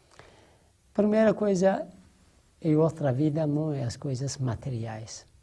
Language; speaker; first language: Portuguese; non-native, fluent; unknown